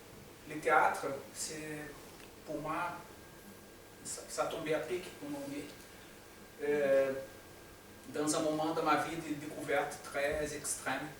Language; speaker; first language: French; non-native, fluent; Portuguese